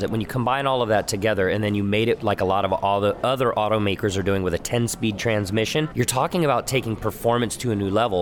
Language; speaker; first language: English; native; English